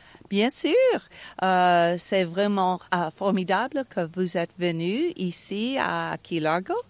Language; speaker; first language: French; non-native, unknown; English